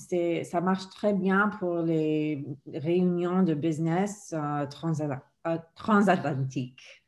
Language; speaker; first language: French; non-native, fluent; English